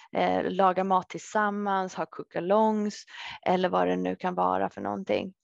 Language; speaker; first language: Swedish; native; Swedish